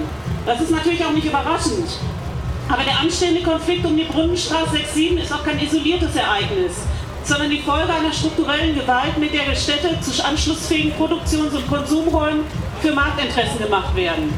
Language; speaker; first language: German; native; German